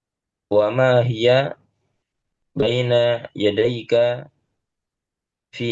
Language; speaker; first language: Arabic; non-native, learner; Indonesian